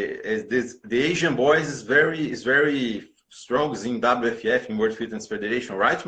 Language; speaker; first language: English; non-native, learner; Portuguese